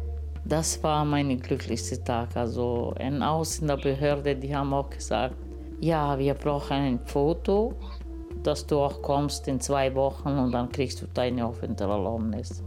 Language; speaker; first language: German; non-native, learner; Romany